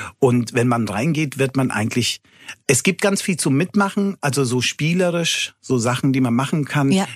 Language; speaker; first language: German; early bilingual, other home language; Italian